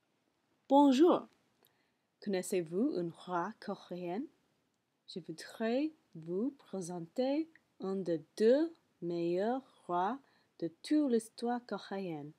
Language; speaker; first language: French; non-native, learner; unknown